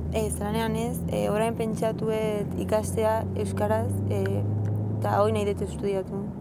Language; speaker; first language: Basque; non-native, local second language; Spanish